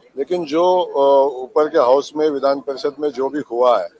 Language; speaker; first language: Hindi; non-native, local second language; Marathi